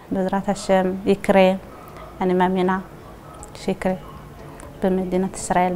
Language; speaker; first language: Hebrew; early bilingual, other home language; Amharic